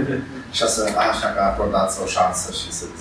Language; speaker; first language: Romanian; native; Romanian